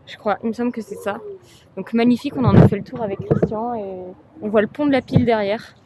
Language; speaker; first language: French; native; French